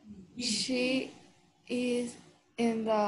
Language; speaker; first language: English; non-native, learner; Spanish